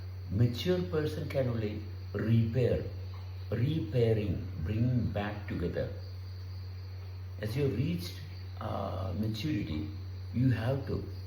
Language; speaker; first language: English; non-native, local second language; Malayalam